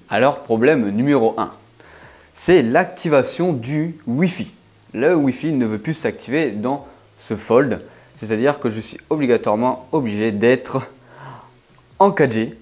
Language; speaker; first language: French; native; French